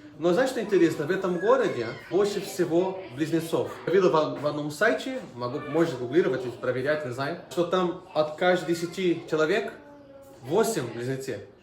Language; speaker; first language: Russian; non-native, fluent; Portuguese